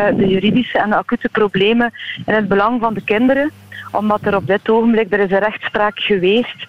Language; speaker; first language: Dutch; native; Dutch